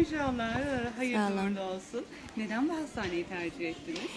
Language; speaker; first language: Turkish; native; Turkish